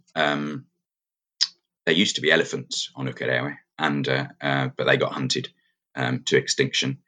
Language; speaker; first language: English; native; English